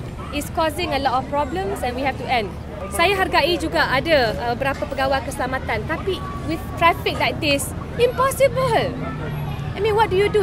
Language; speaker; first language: English; non-native, local second language; Malay